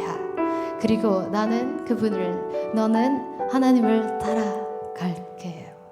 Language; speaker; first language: Korean; non-native, learner; Indonesian